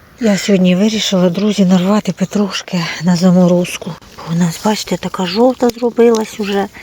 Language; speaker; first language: Ukrainian; native; Ukrainian